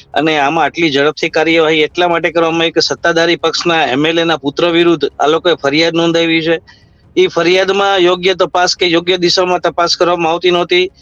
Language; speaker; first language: Gujarati; native; Gujarati